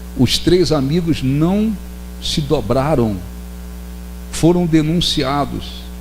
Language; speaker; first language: Portuguese; native; Portuguese